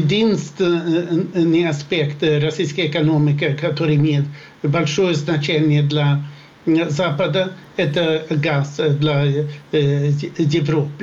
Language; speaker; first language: Russian; non-native, fluent; Swedish